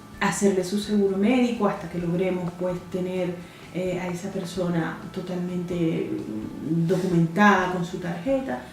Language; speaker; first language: Spanish; native; Spanish